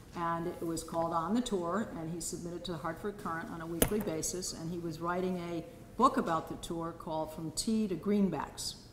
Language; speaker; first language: English; native; English